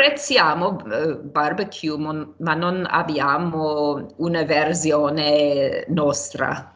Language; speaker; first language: Italian; non-native, fluent; English